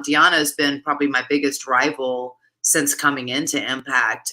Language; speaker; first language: English; native; English